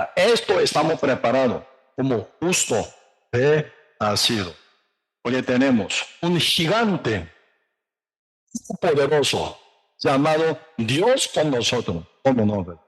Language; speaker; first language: Spanish; non-native, learner; Korean